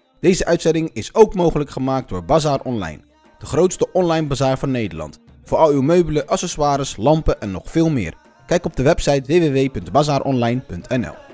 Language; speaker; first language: Dutch; early bilingual, other home language; Arabic